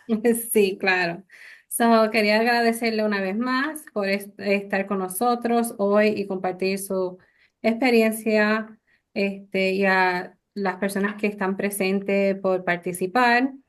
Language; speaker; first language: Spanish; early bilingual, heritage; Spanish